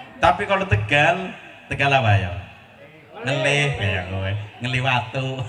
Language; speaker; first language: Indonesian; non-native, local second language; Javanese